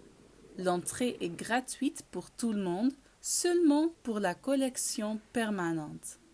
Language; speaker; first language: French; non-native, learner; Dutch